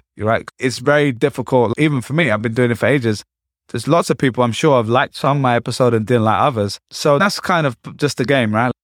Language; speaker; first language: English; native; English